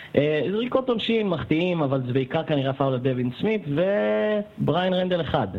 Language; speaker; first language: Hebrew; native; Hebrew